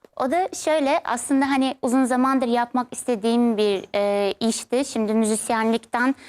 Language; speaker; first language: Turkish; non-native, fluent; Turkmen